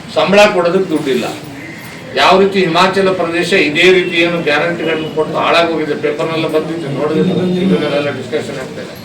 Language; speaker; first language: Kannada; native; Kannada